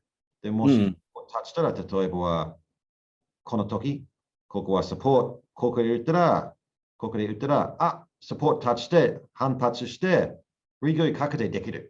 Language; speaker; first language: Japanese; non-native, learner; English